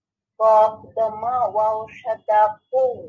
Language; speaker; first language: Arabic; non-native, learner; Bangla